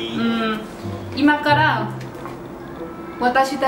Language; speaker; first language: Japanese; non-native, learner; Spanish